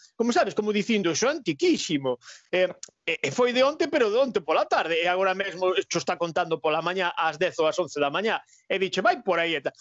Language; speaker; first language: Galician; native; Galician